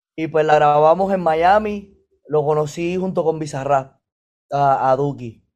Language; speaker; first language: Spanish; native; Spanish